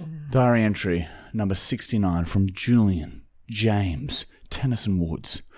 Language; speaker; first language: English; early bilingual, other home language; German